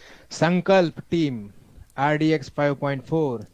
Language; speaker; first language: English; non-native, local second language; Gujarati